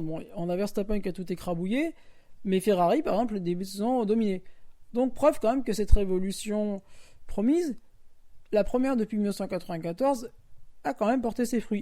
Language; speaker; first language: French; native; French